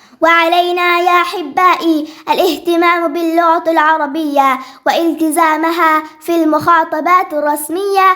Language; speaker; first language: Arabic; non-native, learner; Malayalam